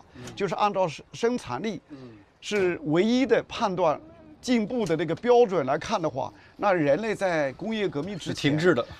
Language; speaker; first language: Chinese; native; Chinese